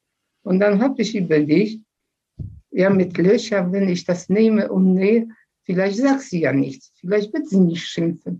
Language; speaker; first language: German; early bilingual, other home language; Polish